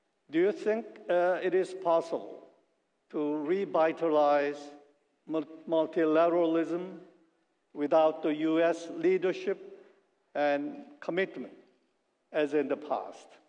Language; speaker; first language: English; non-native, fluent; Korean